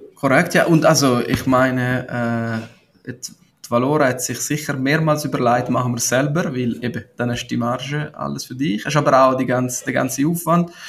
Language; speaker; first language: German; non-native, local second language; Italian